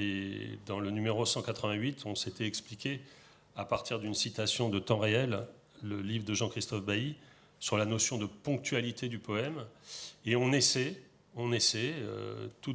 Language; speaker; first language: French; native; French